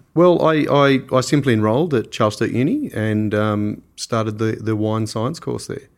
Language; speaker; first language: English; native; English